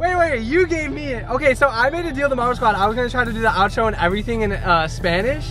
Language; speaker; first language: English; native; English